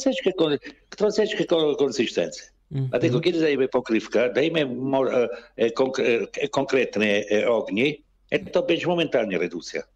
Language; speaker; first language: Polish; non-native, learner; Italian